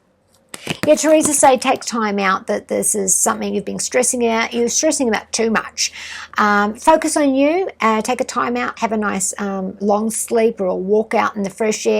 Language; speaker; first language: English; native; English